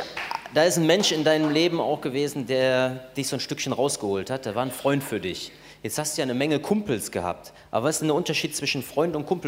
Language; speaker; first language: German; native; German